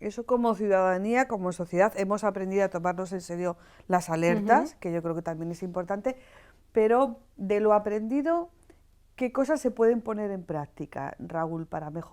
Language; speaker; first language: Spanish; native; Spanish